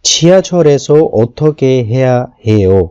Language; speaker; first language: Korean; non-native, fluent; Urdu